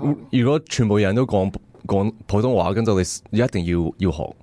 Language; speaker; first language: Chinese; early bilingual, heritage; Chinese